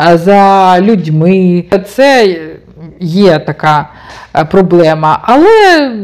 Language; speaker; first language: Ukrainian; non-native, local second language; Russian